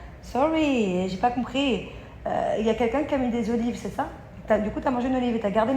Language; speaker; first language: French; native; French